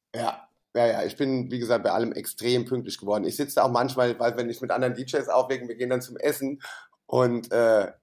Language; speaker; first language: German; native; German